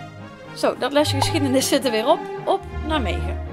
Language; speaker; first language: Dutch; native; Dutch